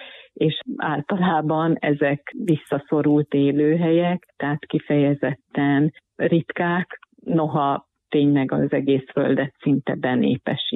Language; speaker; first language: Hungarian; native; Hungarian